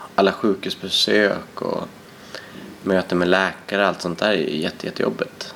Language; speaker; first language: Swedish; native; Swedish